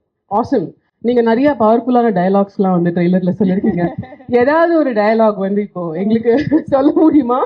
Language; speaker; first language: Tamil; native; Tamil